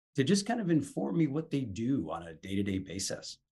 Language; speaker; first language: English; native; English